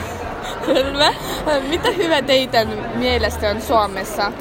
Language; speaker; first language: Finnish; non-native, learner; Estonian